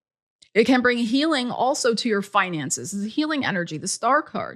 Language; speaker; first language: English; native; English